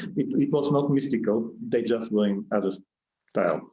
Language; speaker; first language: English; non-native, fluent; Bulgarian